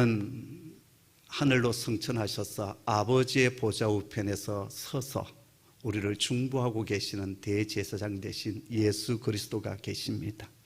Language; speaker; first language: Korean; native; Korean